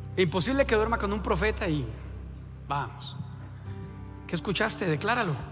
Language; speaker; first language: Spanish; native; Spanish